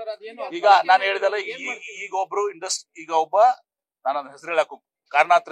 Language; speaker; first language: Kannada; native; Kannada